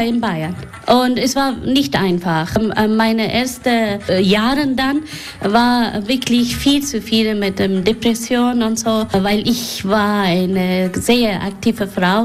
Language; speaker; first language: German; non-native, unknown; Persian